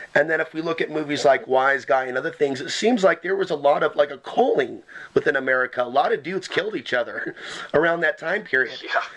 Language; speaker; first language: English; native; English